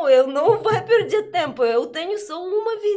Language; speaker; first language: Portuguese; non-native, learner; Russian